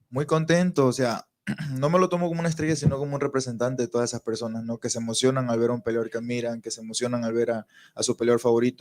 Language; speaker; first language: Spanish; native; Spanish